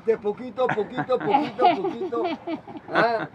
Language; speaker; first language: Spanish; native; Spanish